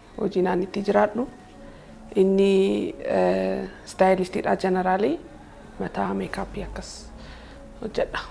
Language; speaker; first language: Oromo; early bilingual, heritage; Oromo